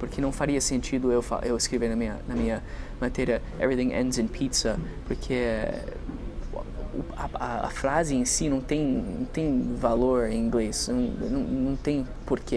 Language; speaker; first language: Portuguese; non-native, fluent; English